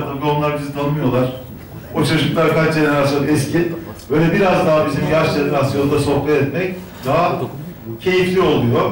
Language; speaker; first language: Turkish; native; Turkish